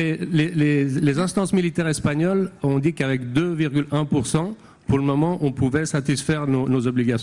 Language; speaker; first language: French; non-native, fluent; Spanish